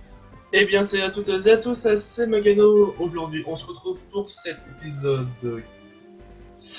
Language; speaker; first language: French; native; French